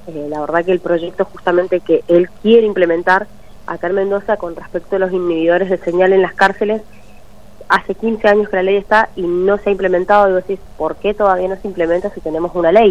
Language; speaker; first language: Spanish; native; Spanish